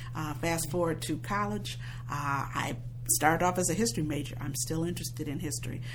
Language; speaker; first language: English; native; English